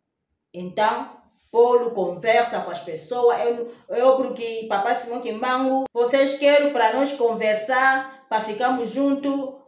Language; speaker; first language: Portuguese; non-native, fluent; Lingala